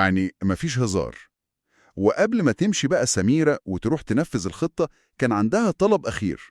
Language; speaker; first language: Arabic; native; Arabic